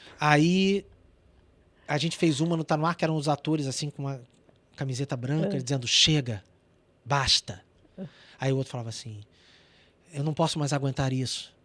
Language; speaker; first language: Portuguese; native; Portuguese